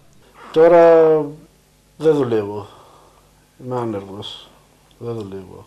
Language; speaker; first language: Greek; non-native, fluent; Albanian